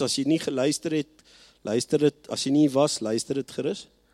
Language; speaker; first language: Afrikaans; native; Afrikaans